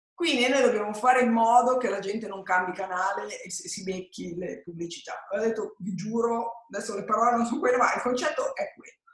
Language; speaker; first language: Italian; native; Italian